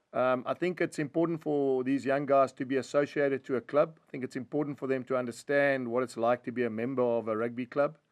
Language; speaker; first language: English; native; English